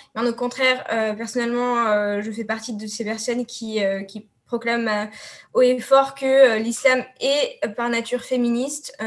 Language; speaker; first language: French; non-native, local second language; Arabic